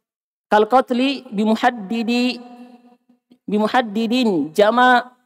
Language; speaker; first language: Arabic; non-native, learner; Indonesian